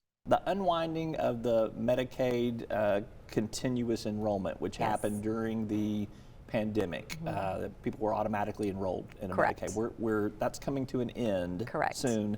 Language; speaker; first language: English; native; English